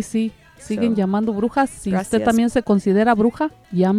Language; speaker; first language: Spanish; native; Spanish